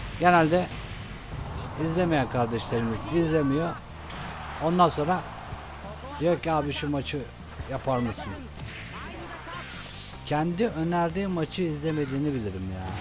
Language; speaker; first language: Turkish; native; Turkish